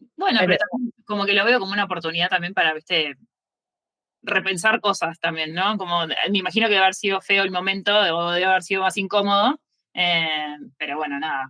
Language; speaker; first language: Spanish; native; Spanish